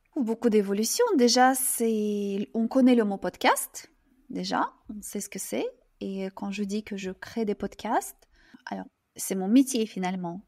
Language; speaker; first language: French; non-native, fluent; Russian